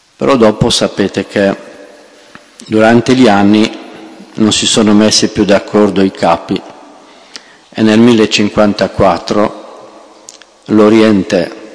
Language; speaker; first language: Italian; non-native, fluent; Romanian